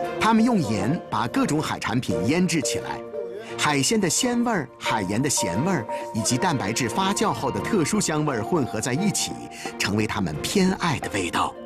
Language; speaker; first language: Chinese; native; Chinese